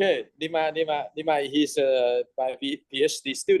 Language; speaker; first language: English; non-native, learner; Thai